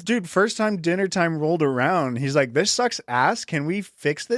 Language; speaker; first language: English; native; English